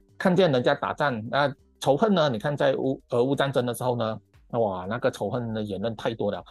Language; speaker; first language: Chinese; native; Chinese